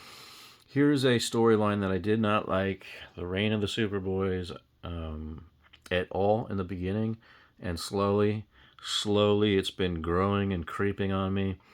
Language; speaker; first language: English; native; English